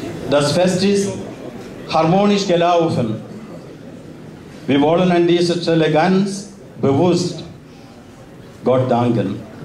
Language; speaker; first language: German; non-native, fluent; Malayalam